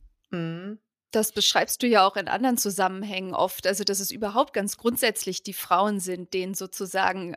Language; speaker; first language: German; native; German